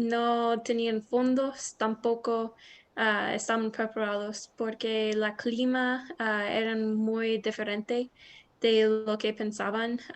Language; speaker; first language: Spanish; non-native, learner; English